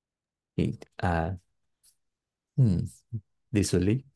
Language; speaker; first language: French; non-native, learner; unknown